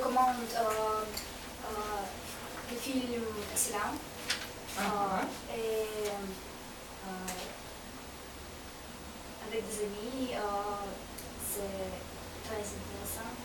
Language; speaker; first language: French; non-native, learner; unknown